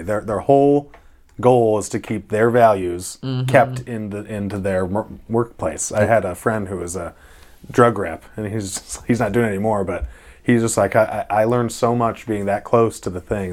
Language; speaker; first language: English; native; English